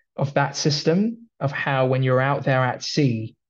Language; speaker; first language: English; early bilingual, other home language; Filipino